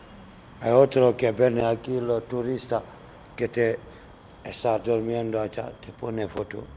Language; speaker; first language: Spanish; non-native, fluent; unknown